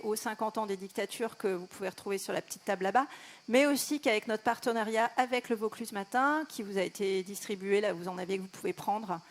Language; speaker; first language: French; native; French